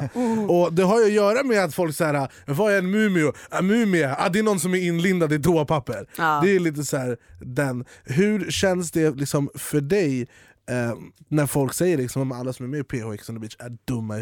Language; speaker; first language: Swedish; native; Swedish